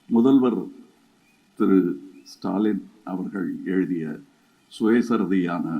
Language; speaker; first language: Tamil; native; Tamil